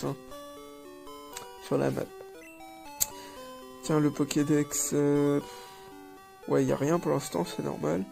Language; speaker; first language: French; native; French